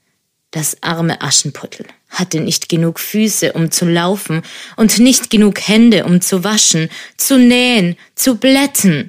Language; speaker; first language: German; native; German